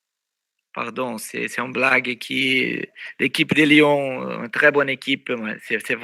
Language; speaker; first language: French; non-native, fluent; Portuguese